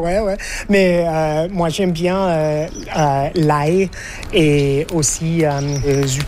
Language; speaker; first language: French; non-native, fluent; English